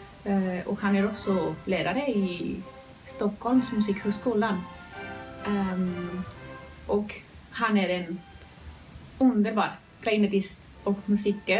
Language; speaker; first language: Swedish; non-native, fluent; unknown